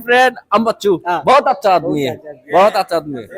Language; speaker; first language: Hindi; non-native, learner; Bangla